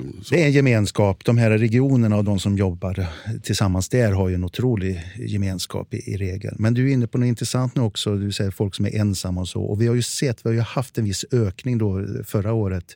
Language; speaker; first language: Swedish; native; Swedish